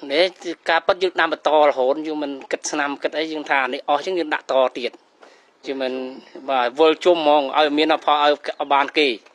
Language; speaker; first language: Khmer; native; Khmer